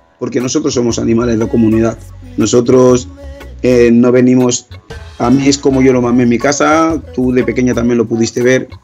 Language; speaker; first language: Spanish; early bilingual, other home language; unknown